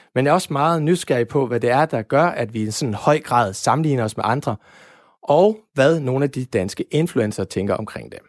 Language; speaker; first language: Danish; native; Danish